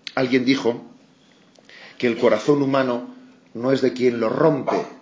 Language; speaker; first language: Spanish; non-native, local second language; Basque